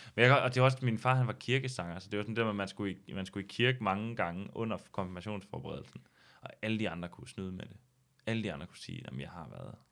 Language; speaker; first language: Danish; native; Danish